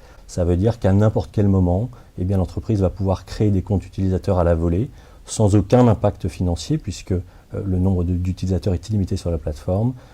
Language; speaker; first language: French; native; French